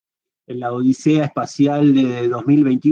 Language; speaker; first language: Spanish; native; Spanish